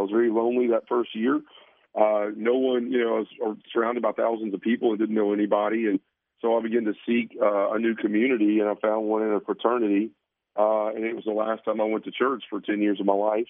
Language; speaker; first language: English; native; English